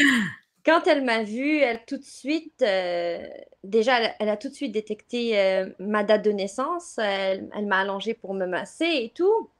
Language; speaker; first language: French; non-native, local second language; Arabic